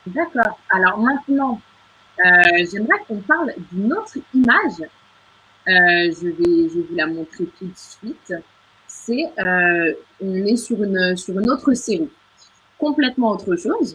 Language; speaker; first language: French; native; French